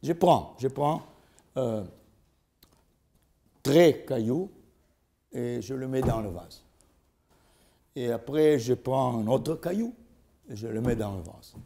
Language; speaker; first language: French; non-native, learner; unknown